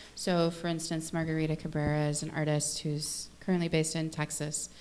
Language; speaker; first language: English; native; English